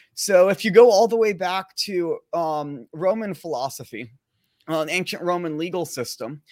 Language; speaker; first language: English; native; English